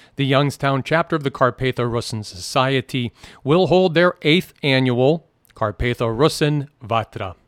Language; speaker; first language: English; native; English